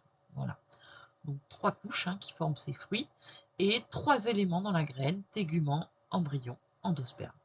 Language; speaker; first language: French; native; French